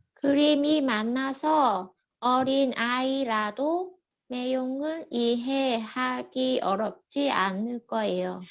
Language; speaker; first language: Korean; non-native, learner; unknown